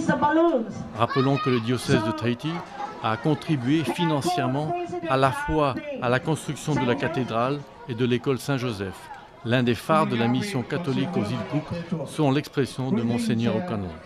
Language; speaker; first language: French; native; French